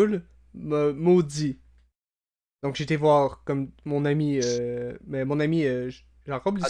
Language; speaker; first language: French; native; French